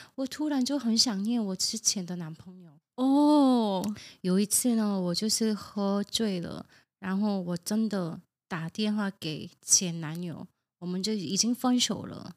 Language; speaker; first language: Chinese; non-native, fluent; Korean